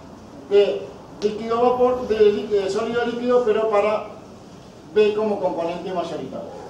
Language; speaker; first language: Spanish; native; Spanish